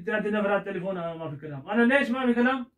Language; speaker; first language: Arabic; non-native, learner; Punjabi